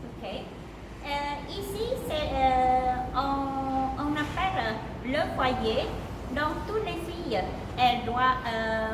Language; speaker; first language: French; non-native, learner; Khmer